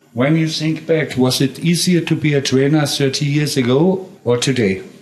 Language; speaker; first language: English; non-native, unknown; German